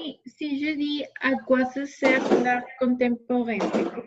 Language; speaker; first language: French; non-native, fluent; Spanish